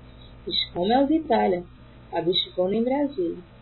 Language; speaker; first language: German; non-native, fluent; Portuguese